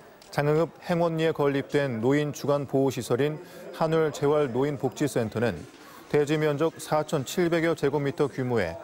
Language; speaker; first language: Korean; native; Korean